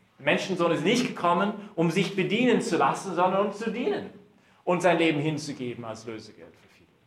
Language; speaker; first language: German; early bilingual, heritage; German